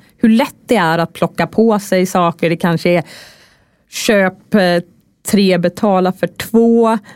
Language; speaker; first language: Swedish; native; Swedish